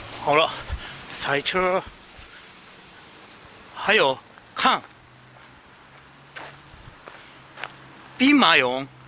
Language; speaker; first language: Chinese; non-native, learner; Japanese